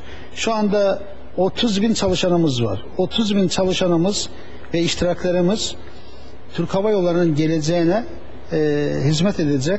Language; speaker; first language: Turkish; native; Turkish